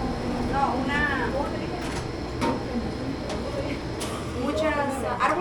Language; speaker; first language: Spanish; non-native, learner; English